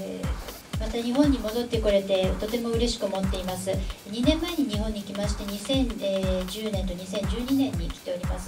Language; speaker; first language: Japanese; native; Japanese